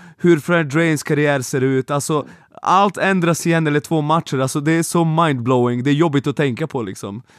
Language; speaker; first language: Swedish; non-native, fluent; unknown